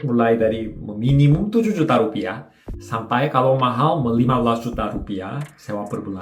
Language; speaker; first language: Indonesian; non-native, fluent; Korean